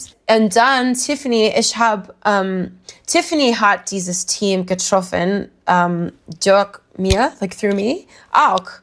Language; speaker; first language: German; non-native, learner; English